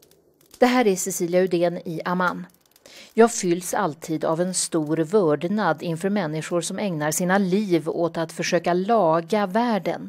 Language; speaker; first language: Swedish; native; Swedish